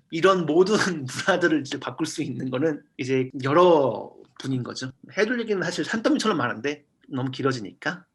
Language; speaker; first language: Korean; native; Korean